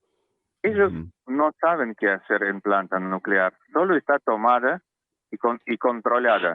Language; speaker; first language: Spanish; non-native, learner; Russian